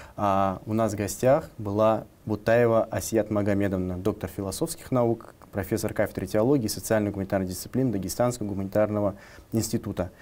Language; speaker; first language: Russian; non-native, local second language; Tatar